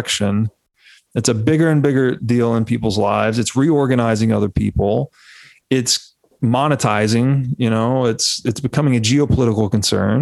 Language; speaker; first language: English; native; English